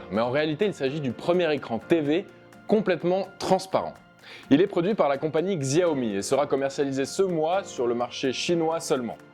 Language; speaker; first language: French; native; French